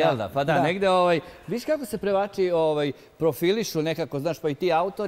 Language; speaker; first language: Serbian; native; Serbian